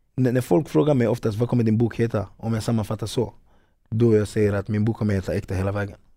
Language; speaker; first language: Swedish; early bilingual, other home language; Ganda